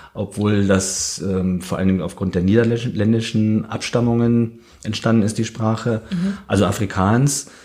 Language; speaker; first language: German; early bilingual, heritage; German